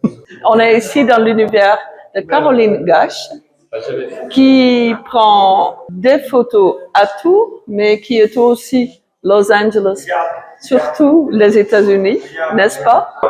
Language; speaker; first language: French; non-native, fluent; Dutch